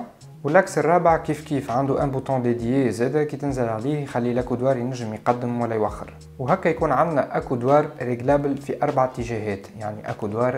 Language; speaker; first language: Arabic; native; Arabic